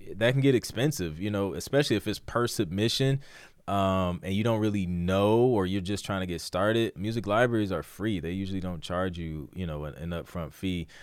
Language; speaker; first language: English; native; English